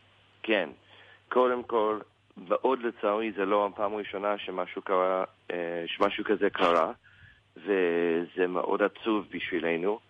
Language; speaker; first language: Hebrew; non-native, learner; English